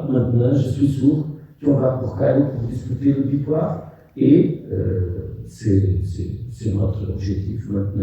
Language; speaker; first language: French; non-native, fluent; Portuguese